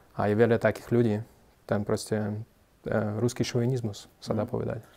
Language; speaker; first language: Slovak; non-native, fluent; Russian